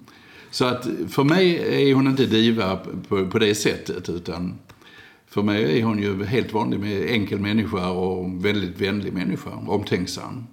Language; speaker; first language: Swedish; native; Swedish